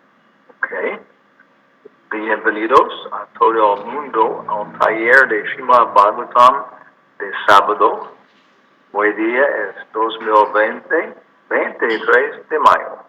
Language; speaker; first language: Spanish; non-native, learner; English